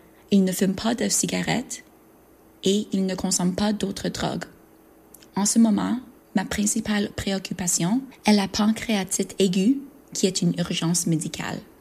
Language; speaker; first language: French; non-native, fluent; English